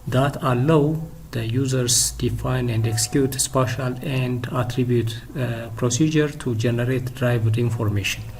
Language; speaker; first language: English; non-native, local second language; Amharic